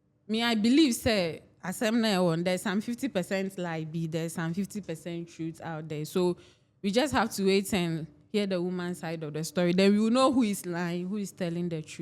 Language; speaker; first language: English; non-native, local second language; Akan